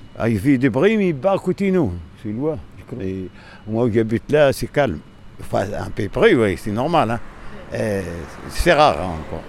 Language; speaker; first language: French; non-native, local second language; Arabic